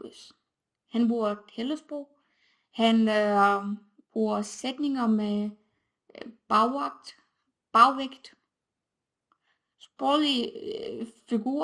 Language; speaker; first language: Danish; non-native, fluent; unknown